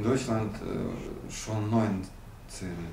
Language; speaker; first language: German; non-native, learner; Russian